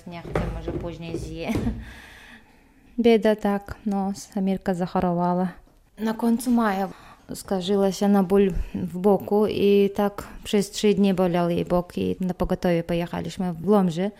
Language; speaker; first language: Polish; non-native, learner; Chechen